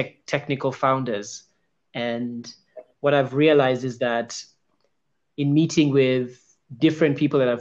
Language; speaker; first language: English; non-native, local second language; Ganda